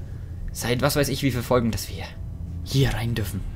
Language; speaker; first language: German; native; German